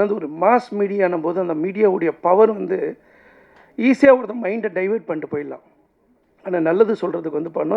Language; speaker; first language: Tamil; native; Tamil